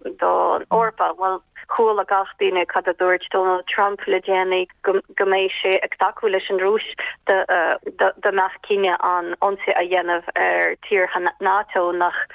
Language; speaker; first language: Irish; non-native, fluent; Ukrainian